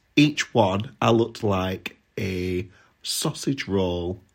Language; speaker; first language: English; native; English